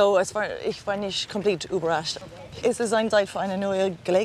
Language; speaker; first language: German; non-native, learner; English